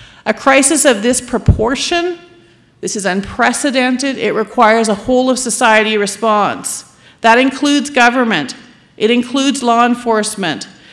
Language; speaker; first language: English; native; English